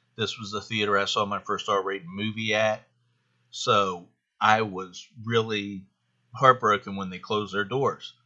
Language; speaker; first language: English; native; English